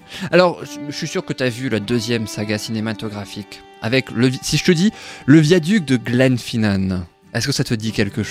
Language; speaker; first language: French; native; French